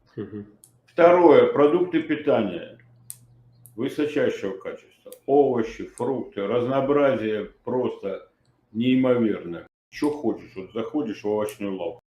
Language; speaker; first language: Russian; native; Russian